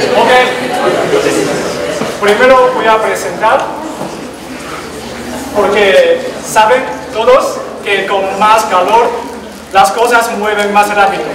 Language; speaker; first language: Spanish; non-native, learner; Chinese